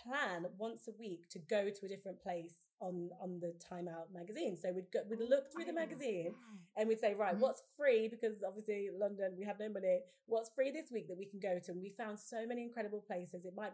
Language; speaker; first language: English; native; English